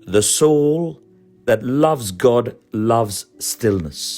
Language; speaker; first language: English; non-native, local second language; Malayalam